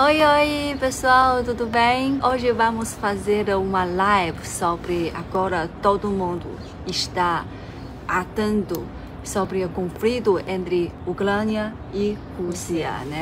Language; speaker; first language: Portuguese; non-native, fluent; Chinese